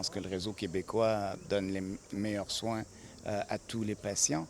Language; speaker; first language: French; native; French